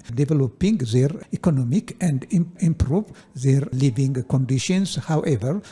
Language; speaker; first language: English; non-native, local second language; Amharic